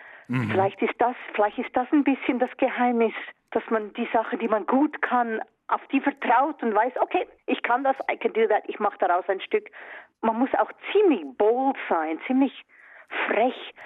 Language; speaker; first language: German; early bilingual, other home language; Swiss German